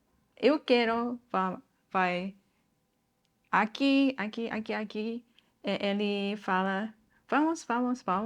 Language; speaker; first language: Portuguese; non-native, learner; Japanese